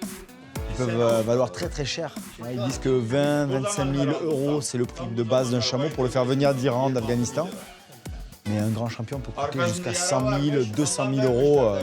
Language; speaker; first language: French; native; French